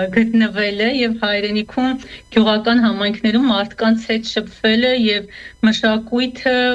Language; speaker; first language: Armenian; native; Armenian